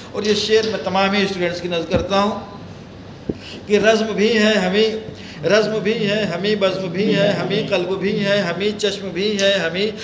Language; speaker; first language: Urdu; native; Urdu